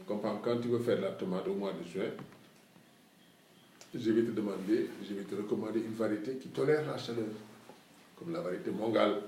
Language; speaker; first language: French; non-native, local second language; Wolof